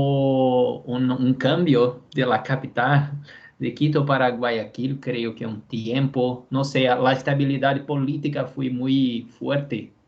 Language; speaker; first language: Spanish; non-native, fluent; Portuguese